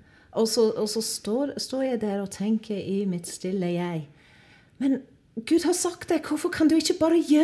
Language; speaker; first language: Norwegian; non-native, fluent; English